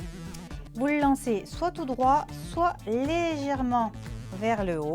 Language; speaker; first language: French; native; French